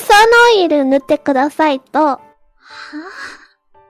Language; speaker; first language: Japanese; non-native, fluent; Korean